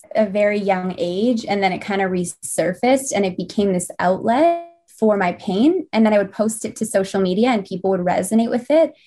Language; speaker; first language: English; native; English